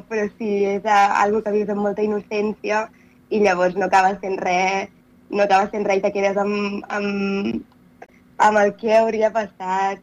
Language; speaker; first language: Catalan; native; Catalan